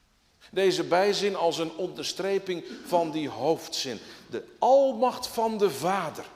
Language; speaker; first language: Dutch; native; Dutch